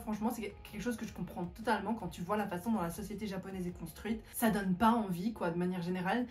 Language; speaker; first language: French; native; French